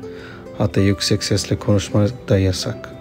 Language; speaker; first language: Turkish; non-native, fluent; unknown